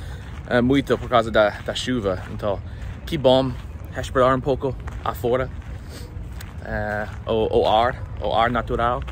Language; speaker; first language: Portuguese; non-native, fluent; English